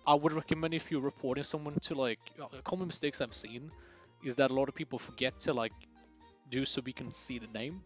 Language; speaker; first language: English; non-native, fluent; Swedish